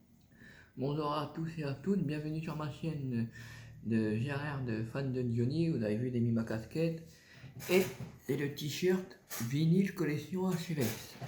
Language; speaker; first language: French; native; French